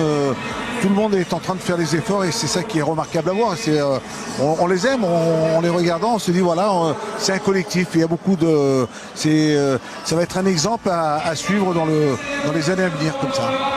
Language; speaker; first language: French; native; French